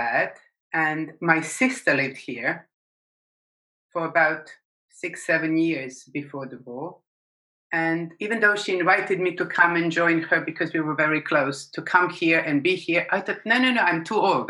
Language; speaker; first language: English; non-native, fluent; Serbian